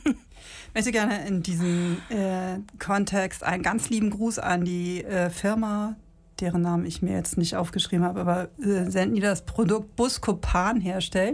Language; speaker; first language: German; native; German